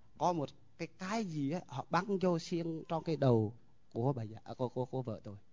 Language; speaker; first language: Vietnamese; non-native, local second language; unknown